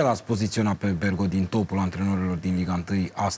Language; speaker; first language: Romanian; native; Romanian